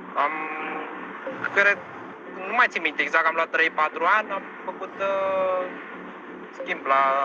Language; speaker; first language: Romanian; non-native, learner; Vietnamese